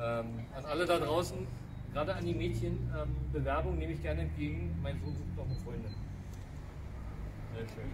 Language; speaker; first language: German; native; German